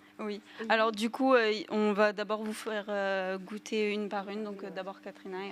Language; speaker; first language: French; native; French